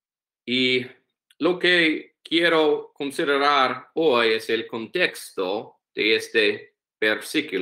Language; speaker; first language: Spanish; non-native, learner; English